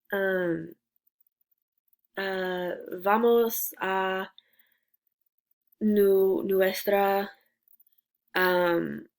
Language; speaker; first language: Spanish; non-native, learner; English